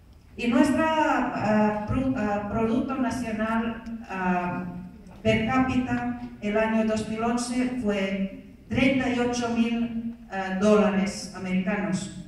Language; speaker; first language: Spanish; non-native, fluent; Finnish